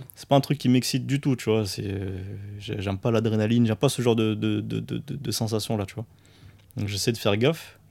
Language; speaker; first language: French; early bilingual, other home language; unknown